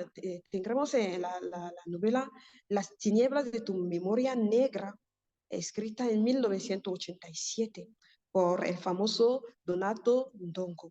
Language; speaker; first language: Spanish; non-native, fluent; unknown